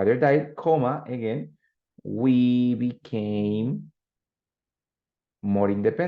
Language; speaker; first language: English; non-native, fluent; Spanish